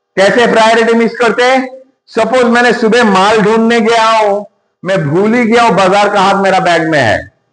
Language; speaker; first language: Hindi; non-native, local second language; Bangla